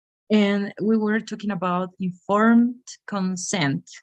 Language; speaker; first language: English; non-native, fluent; Spanish